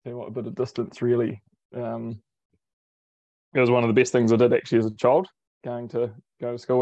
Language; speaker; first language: English; native; English